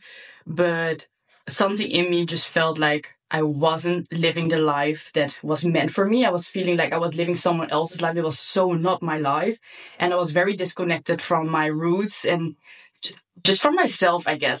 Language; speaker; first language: English; non-native, fluent; Dutch